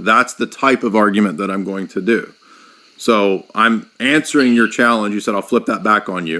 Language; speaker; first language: English; native; English